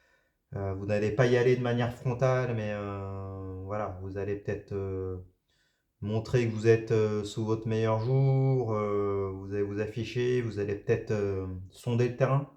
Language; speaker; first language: French; native; French